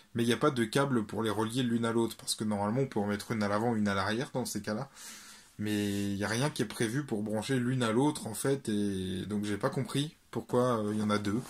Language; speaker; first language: French; native; French